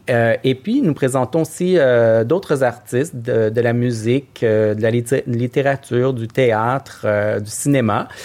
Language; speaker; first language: French; native; French